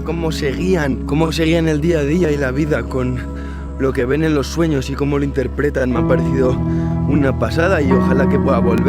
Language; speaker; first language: Spanish; native; Spanish